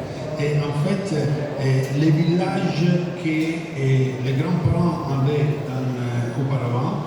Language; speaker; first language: French; non-native, fluent; Italian